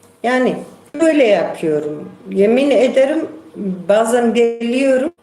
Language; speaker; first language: Turkish; non-native, local second language; Kurdish